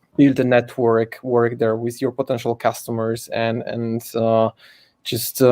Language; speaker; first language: English; non-native, fluent; Polish